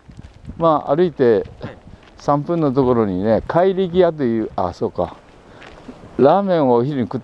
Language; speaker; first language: Japanese; native; Japanese